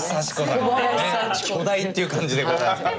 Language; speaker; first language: Japanese; native; Japanese